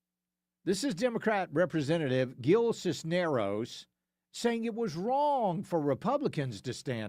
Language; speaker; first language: English; native; English